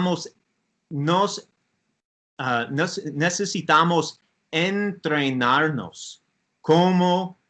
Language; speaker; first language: Spanish; non-native, learner; English